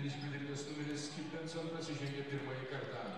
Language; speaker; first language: Lithuanian; native; Lithuanian